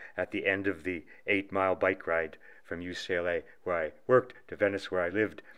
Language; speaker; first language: English; native; English